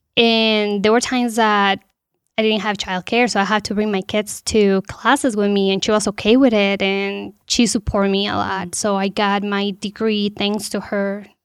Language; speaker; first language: English; non-native, fluent; Spanish